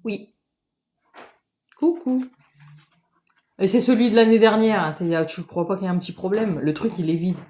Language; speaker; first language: French; native; French